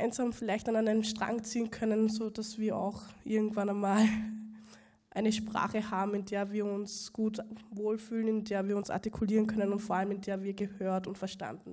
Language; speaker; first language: German; native; German